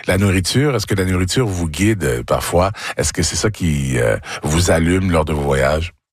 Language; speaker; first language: French; native; French